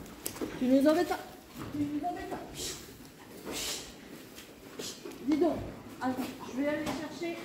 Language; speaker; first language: French; native; French